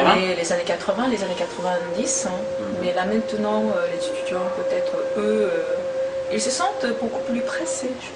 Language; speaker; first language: French; non-native, fluent; Korean